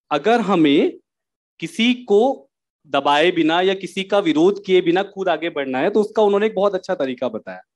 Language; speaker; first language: Hindi; native; Hindi